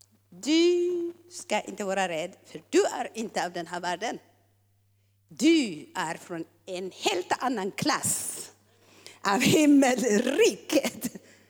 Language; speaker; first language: Swedish; non-native, fluent; Tigrinya